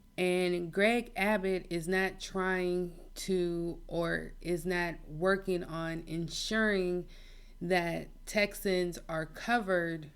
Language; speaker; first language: English; native; English